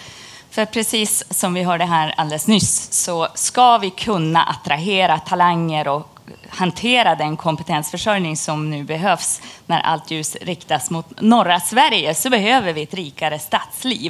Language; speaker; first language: Swedish; native; Swedish